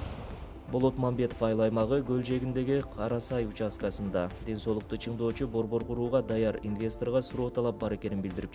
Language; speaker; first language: Kyrgyz; native; Kyrgyz